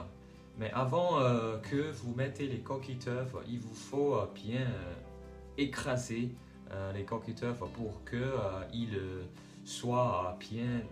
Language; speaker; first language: French; non-native, learner; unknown